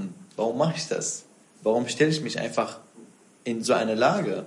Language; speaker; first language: German; non-native, fluent; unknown